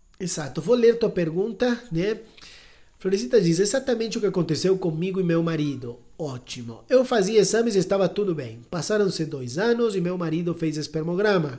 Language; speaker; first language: Portuguese; non-native, fluent; Spanish